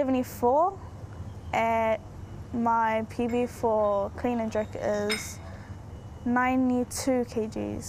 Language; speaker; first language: English; native; English